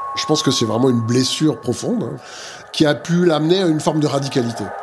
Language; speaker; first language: French; native; French